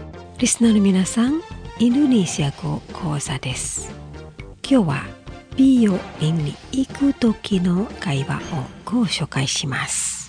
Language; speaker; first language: Japanese; non-native, fluent; Indonesian